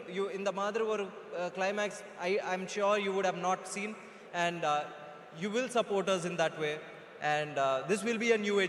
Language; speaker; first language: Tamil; non-native, learner; Telugu